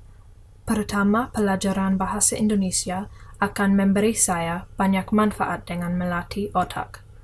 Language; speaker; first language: Indonesian; non-native, learner; English